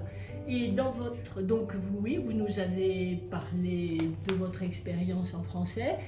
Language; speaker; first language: French; native; French